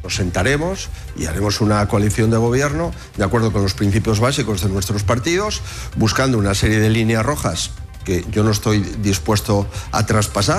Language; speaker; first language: Spanish; native; Spanish